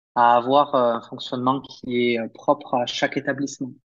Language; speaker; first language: French; native; French